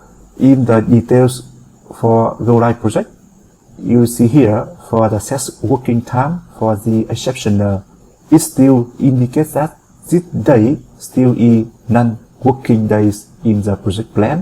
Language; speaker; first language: English; non-native, fluent; Vietnamese